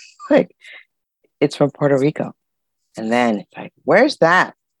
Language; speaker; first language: English; early bilingual, other home language; Spanish